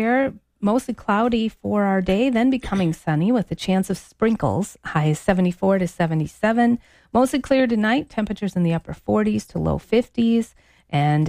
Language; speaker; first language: English; native; English